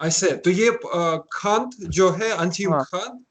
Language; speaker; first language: Hindi; non-native, learner; Russian